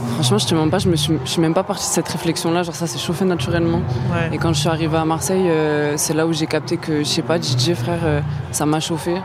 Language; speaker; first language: French; native; French